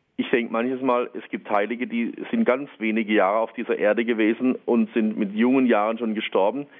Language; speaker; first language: German; native; German